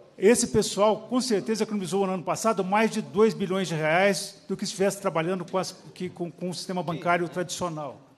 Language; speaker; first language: Portuguese; native; Portuguese